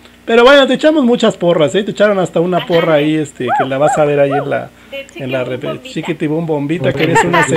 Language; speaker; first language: Spanish; native; Spanish